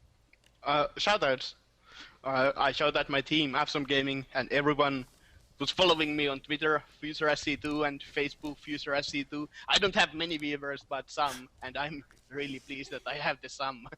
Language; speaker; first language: English; non-native, fluent; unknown